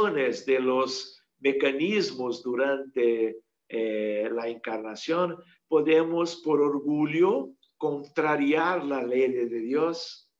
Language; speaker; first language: Spanish; non-native, fluent; Portuguese